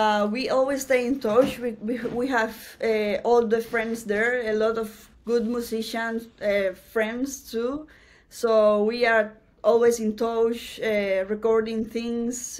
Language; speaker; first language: English; non-native, learner; Spanish